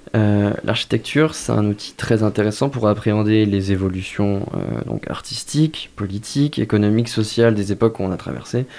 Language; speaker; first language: French; native; French